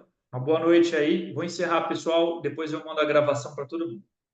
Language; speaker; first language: Portuguese; native; Portuguese